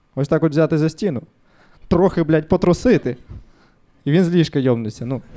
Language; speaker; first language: Ukrainian; non-native, local second language; Russian